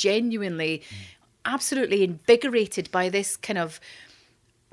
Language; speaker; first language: English; native; English